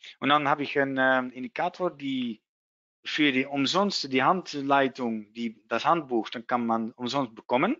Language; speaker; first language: German; non-native, learner; Dutch